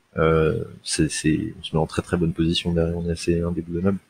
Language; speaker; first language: French; native; French